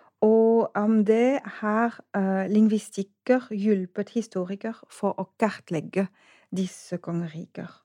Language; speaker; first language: Norwegian; non-native, fluent; French